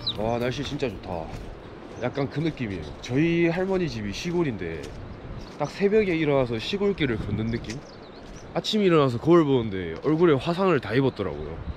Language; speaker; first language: Korean; native; Korean